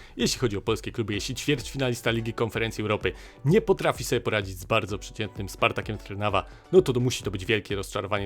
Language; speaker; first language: Polish; native; Polish